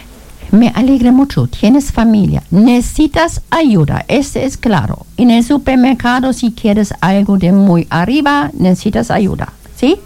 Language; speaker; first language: Spanish; non-native, learner; German